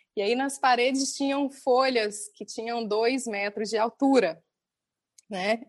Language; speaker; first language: Portuguese; native; Portuguese